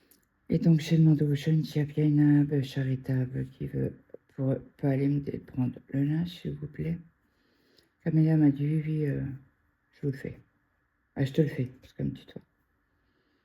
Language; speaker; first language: French; native; French